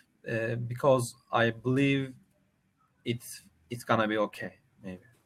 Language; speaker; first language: English; non-native, learner; Turkish